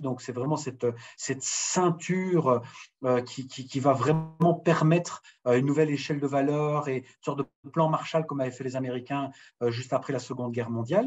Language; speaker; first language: French; native; French